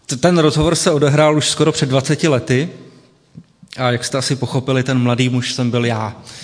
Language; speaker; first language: Czech; native; Czech